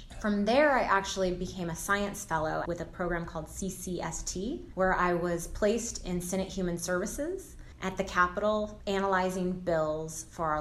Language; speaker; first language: English; native; English